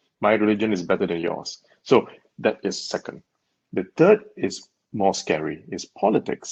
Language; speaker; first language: English; non-native, local second language; Tamil